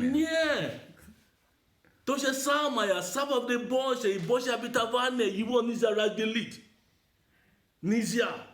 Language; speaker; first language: Russian; non-native, learner; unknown